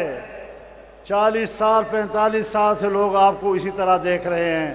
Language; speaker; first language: Urdu; non-native, local second language; Pashto